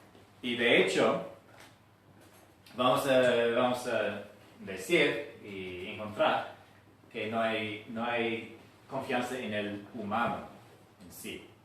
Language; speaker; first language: Spanish; non-native, fluent; English